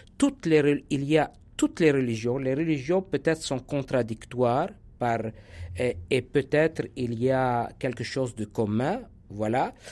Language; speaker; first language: French; non-native, local second language; Arabic